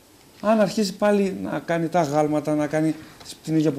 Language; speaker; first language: Greek; native; Greek